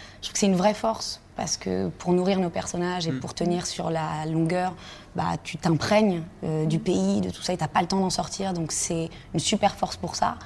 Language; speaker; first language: French; native; French